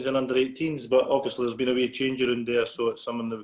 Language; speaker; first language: English; native; English